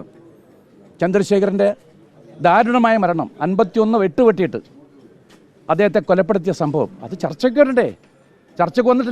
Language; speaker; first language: Malayalam; native; Malayalam